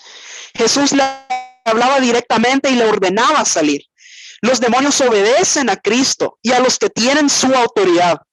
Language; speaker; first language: Spanish; native; Spanish